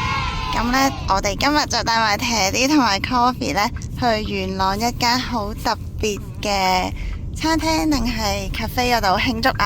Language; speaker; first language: Cantonese; native; Cantonese